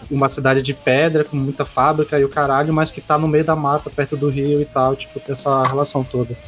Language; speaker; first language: Portuguese; native; Portuguese